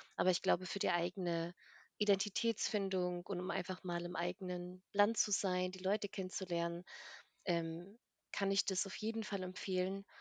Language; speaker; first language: German; native; German